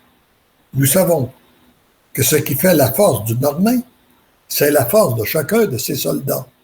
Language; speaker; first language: French; native; French